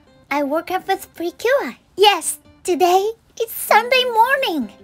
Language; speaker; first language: English; non-native, fluent; Japanese